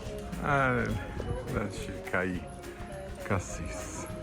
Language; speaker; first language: Swedish; non-native, fluent; Portuguese